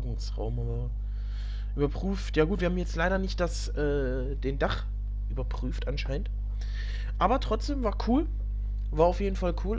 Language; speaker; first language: German; native; German